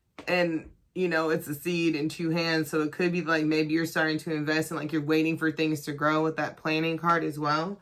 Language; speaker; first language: English; native; English